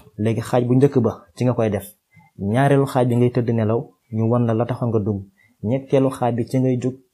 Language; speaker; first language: Wolof; non-native, local second language; Fula